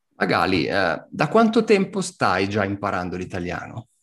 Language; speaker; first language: Italian; native; Italian